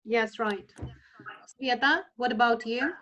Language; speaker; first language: English; non-native, fluent; Russian